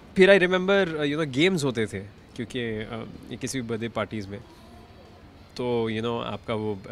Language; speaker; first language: Hindi; native; Hindi